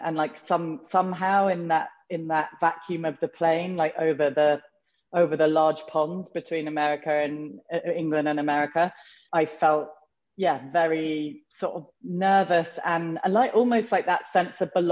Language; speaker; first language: English; native; English